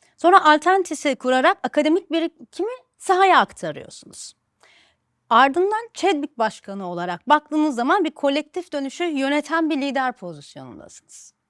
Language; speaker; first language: Turkish; native; Turkish